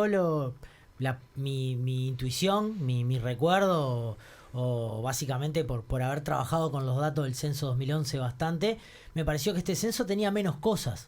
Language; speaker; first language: Spanish; native; Spanish